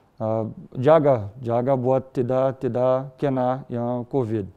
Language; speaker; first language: Indonesian; non-native, learner; Portuguese